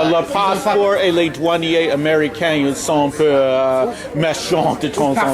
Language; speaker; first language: French; early bilingual, heritage; English